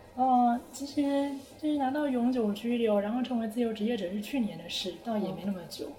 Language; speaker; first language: Chinese; native; Chinese